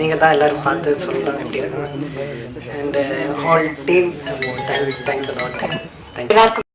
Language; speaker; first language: Tamil; non-native, learner; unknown